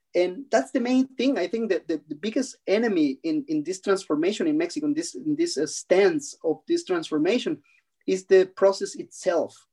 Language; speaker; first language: English; non-native, fluent; Spanish